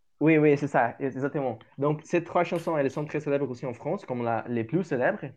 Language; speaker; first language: French; non-native, learner; Portuguese